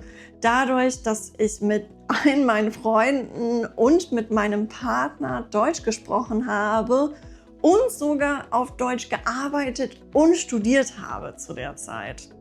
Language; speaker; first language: German; non-native, fluent; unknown